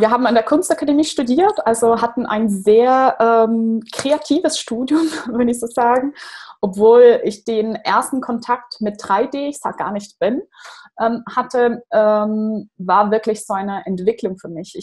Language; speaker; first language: German; non-native, fluent; Portuguese